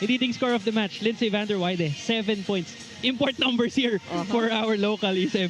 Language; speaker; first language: English; non-native, local second language; Filipino